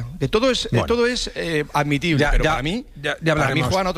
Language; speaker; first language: Spanish; native; Spanish